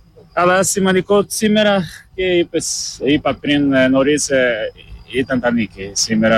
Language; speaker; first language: Greek; non-native, learner; Portuguese